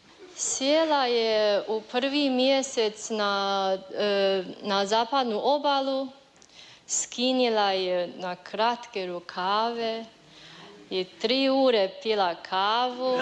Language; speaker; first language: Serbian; non-native, learner; Chinese